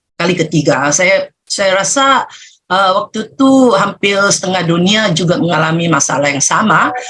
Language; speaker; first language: Malay; non-native, local second language; Chinese